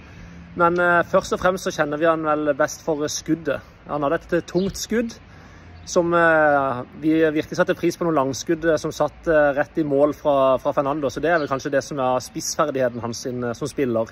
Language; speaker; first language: Norwegian; native; Norwegian